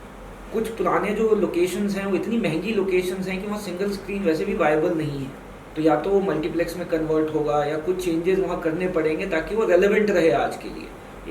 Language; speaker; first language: Hindi; native; Hindi